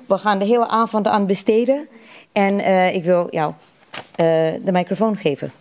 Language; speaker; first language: Dutch; non-native, fluent; English